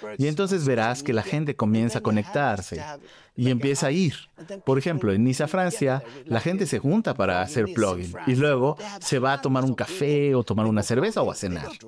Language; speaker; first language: Spanish; non-native, fluent; Swedish